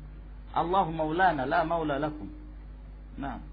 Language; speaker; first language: Arabic; non-native, fluent; Indonesian